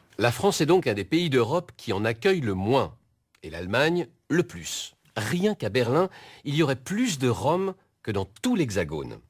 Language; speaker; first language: French; native; French